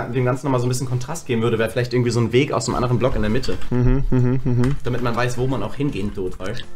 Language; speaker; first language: German; native; German